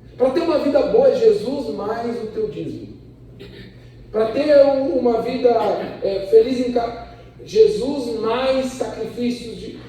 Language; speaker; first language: Portuguese; early bilingual, other home language; Spanish